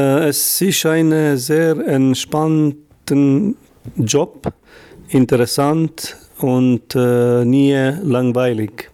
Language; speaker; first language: German; non-native, fluent; Albanian